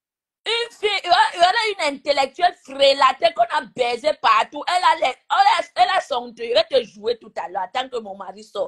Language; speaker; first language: French; non-native, local second language; Lingala